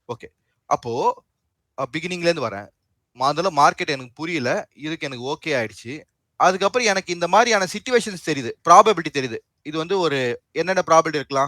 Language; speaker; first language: Tamil; native; Tamil